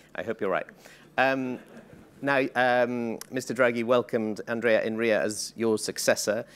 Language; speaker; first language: English; native; English